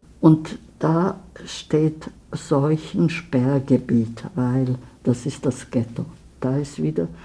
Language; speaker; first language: German; early bilingual, heritage; German